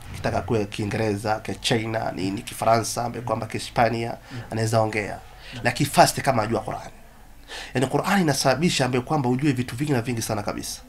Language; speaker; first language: Swahili; non-native, local second language; Somali